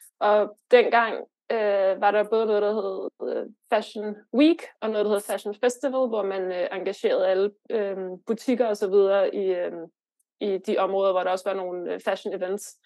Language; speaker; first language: Danish; early bilingual, other home language; Lithuanian